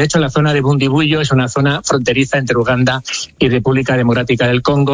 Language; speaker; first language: Spanish; native; Spanish